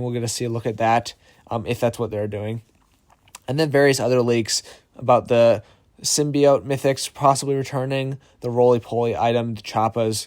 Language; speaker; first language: English; native; English